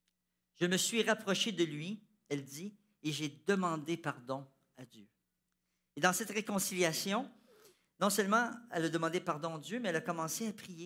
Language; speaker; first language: French; native; French